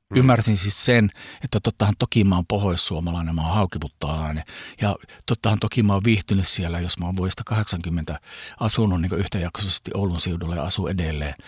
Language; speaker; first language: Finnish; early bilingual, heritage; Finnish